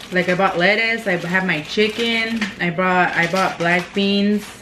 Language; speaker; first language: English; early bilingual, other home language; Spanish